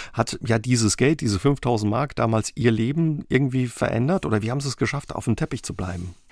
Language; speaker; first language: German; native; German